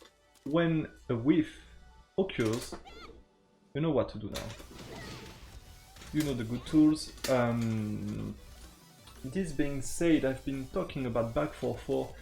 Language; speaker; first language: English; non-native, fluent; French